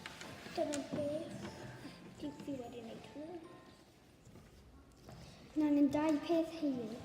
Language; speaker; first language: Welsh; non-native, local second language; English